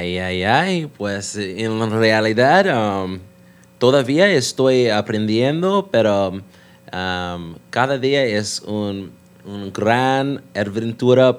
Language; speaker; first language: Spanish; non-native, learner; English